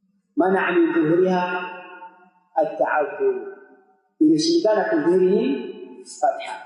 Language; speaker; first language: Arabic; non-native, fluent; Swahili